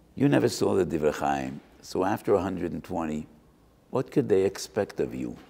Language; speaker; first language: English; native; English